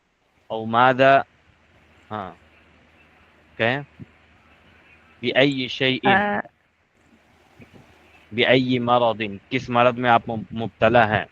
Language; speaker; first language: Arabic; non-native, fluent; Urdu